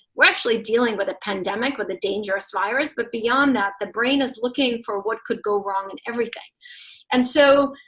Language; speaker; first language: English; non-native, fluent; Russian